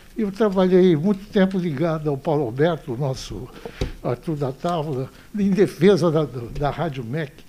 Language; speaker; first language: Portuguese; native; Portuguese